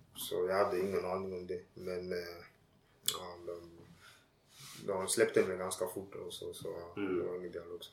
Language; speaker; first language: Swedish; early bilingual, other home language; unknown